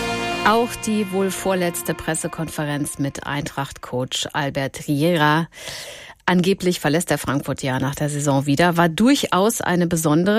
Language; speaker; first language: German; native; German